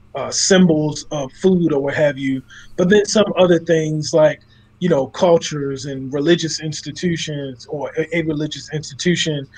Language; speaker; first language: English; native; English